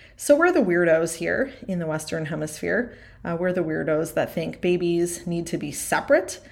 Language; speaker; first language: English; native; English